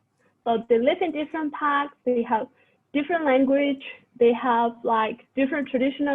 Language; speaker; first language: English; non-native, fluent; Burmese